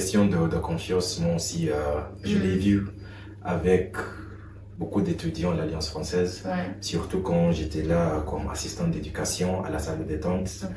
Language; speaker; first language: French; non-native, fluent; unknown